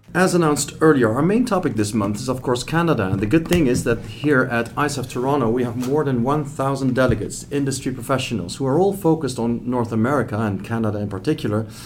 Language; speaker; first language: English; non-native, fluent; Dutch